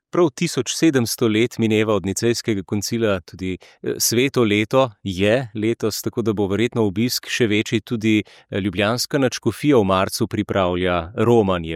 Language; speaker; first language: Slovenian; native; Slovenian